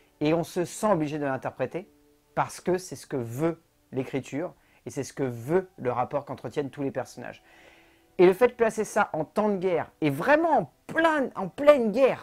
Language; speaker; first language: French; native; French